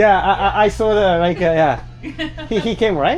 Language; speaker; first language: English; non-native, learner; Japanese